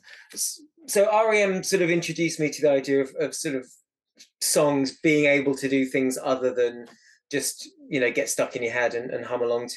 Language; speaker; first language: English; native; English